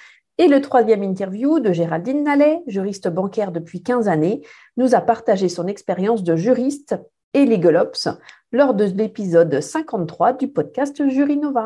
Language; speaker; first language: French; native; French